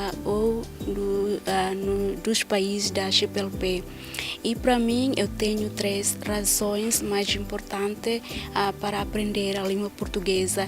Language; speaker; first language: Portuguese; non-native, fluent; Tetum